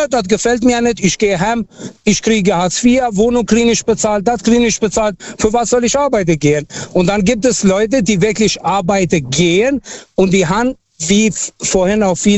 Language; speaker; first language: German; non-native, fluent; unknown